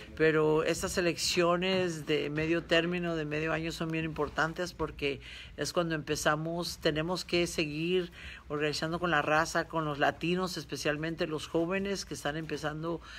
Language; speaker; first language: Spanish; early bilingual, heritage; Spanish